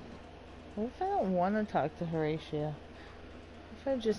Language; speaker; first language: English; native; English